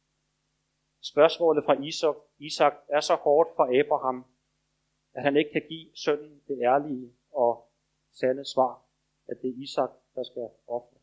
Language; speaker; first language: Danish; native; Danish